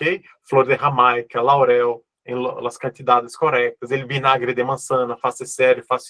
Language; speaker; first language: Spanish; non-native, fluent; Portuguese